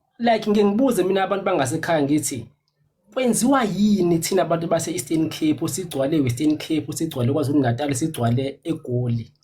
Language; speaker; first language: Zulu; non-native, local second language; Xhosa